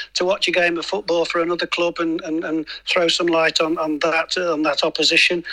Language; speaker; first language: English; native; English